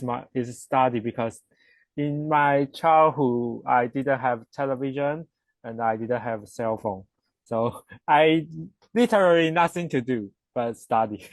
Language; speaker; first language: English; non-native, learner; Chinese